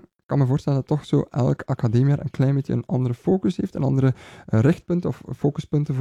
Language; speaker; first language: Dutch; native; Dutch